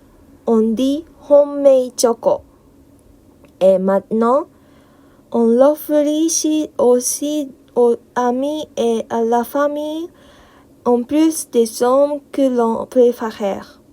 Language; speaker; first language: French; non-native, learner; Japanese